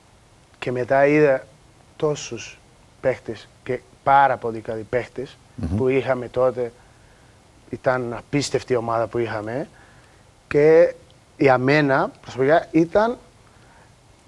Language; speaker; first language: Greek; non-native, learner; Portuguese